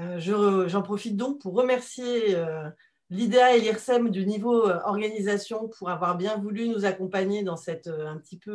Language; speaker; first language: French; native; French